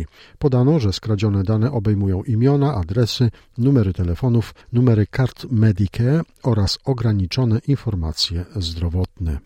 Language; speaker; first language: Polish; native; Polish